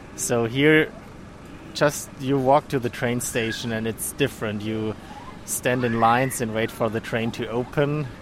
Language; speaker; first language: English; non-native, fluent; German